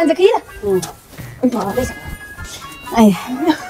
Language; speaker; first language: Chinese; non-native, learner; Ukrainian